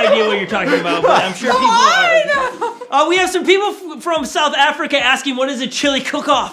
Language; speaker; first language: English; native; English